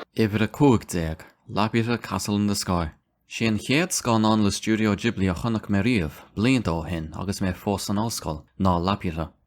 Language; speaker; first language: Irish; non-native, local second language; English